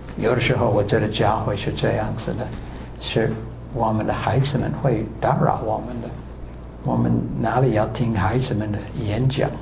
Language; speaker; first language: Chinese; non-native, fluent; English